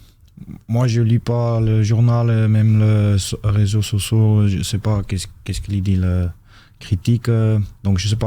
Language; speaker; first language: French; non-native, fluent; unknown